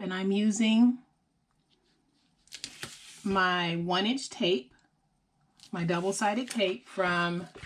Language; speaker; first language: English; native; English